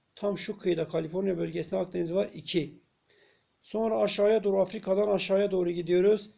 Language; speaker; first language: Turkish; native; Turkish